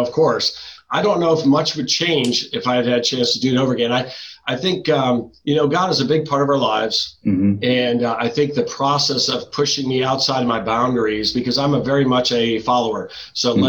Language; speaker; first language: English; early bilingual, other home language; Dutch